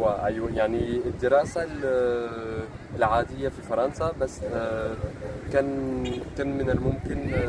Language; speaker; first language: Arabic; non-native, fluent; French